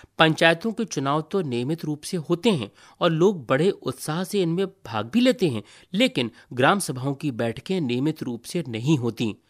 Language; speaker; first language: Hindi; native; Hindi